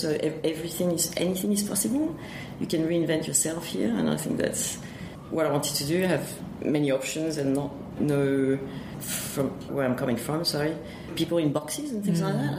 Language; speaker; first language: English; non-native, fluent; French